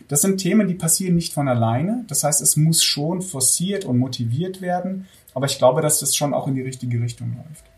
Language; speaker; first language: German; early bilingual, other home language; Armenian